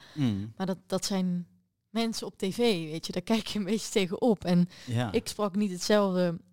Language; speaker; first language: Dutch; non-native, local second language; Limburgish